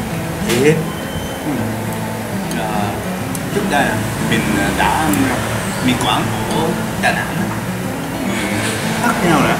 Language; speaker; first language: Vietnamese; non-native, learner; Japanese